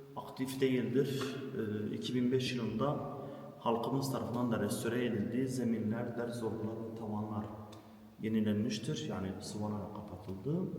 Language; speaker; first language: Turkish; non-native, local second language; Turoyo